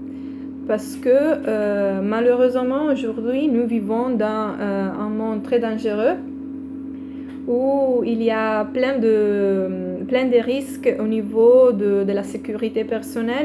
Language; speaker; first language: French; non-native, fluent; Italian